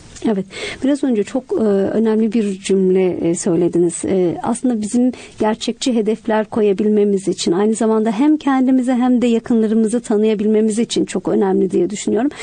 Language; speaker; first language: Turkish; native; Turkish